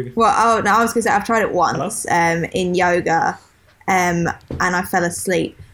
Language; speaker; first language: English; native; English